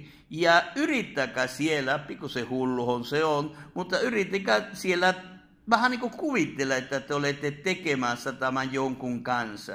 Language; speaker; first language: Finnish; non-native, fluent; Spanish